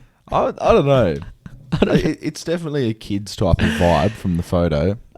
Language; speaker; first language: English; native; English